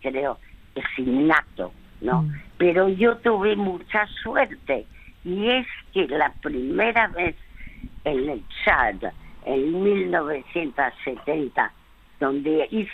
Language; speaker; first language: Spanish; early bilingual, other home language; French